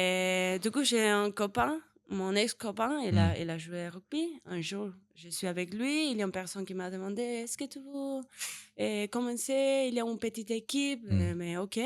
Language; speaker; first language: French; non-native, learner; Spanish